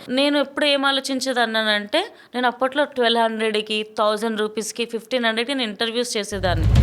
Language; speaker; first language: Telugu; native; Telugu